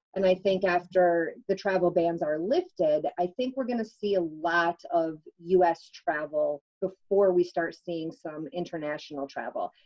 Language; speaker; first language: English; native; English